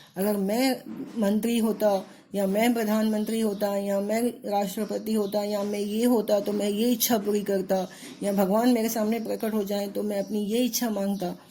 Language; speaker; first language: Hindi; native; Hindi